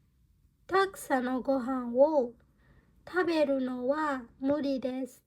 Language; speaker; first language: Japanese; non-native, fluent; Burmese